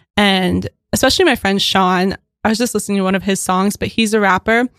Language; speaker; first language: English; native; English